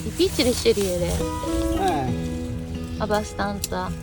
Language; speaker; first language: Italian; non-native, fluent; Japanese